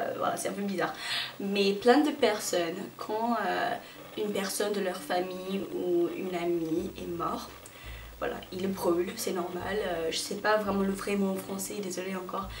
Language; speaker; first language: French; non-native, fluent; English